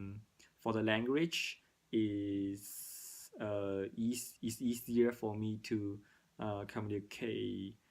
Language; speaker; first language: English; non-native, learner; Cantonese